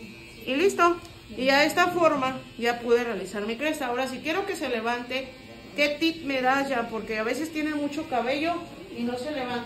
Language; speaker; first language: Spanish; native; Spanish